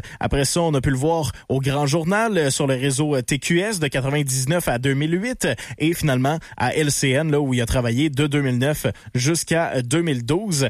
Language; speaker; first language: French; native; French